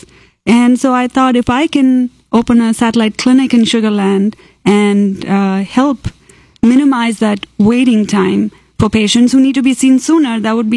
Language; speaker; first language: English; non-native, local second language; Malayalam